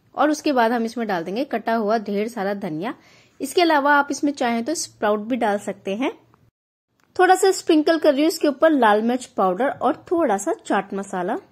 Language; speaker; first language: Hindi; native; Hindi